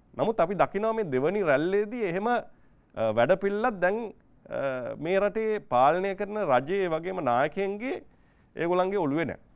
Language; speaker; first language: Sinhala; native; Sinhala